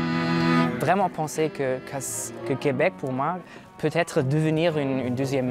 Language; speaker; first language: French; non-native, learner; German